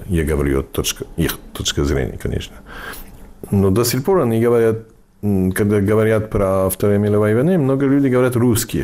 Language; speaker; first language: Russian; non-native, fluent; English